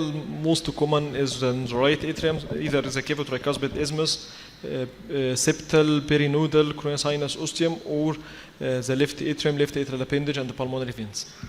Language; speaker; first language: English; non-native, fluent; Arabic